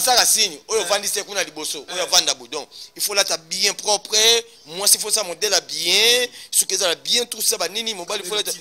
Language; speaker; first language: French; non-native, local second language; Lingala